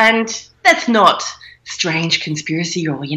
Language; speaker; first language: English; native; English